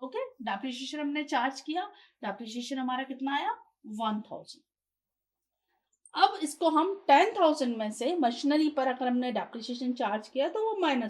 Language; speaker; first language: Hindi; native; Hindi